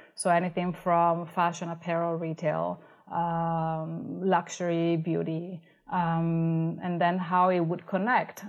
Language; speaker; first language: English; non-native, fluent; Italian